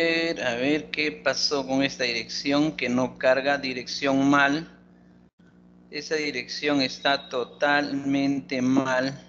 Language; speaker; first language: Spanish; native; Spanish